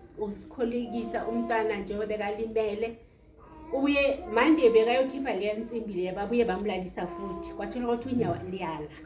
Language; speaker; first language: Zulu; native; Zulu